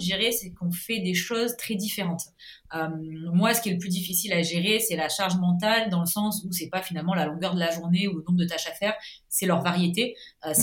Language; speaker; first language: French; native; French